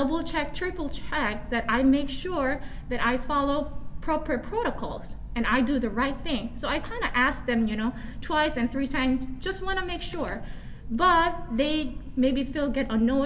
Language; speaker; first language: English; non-native, fluent; Korean